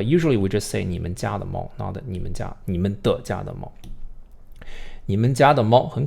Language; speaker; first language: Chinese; non-native, fluent; English